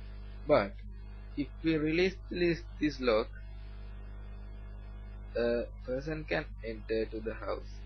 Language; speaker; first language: English; non-native, learner; Sinhala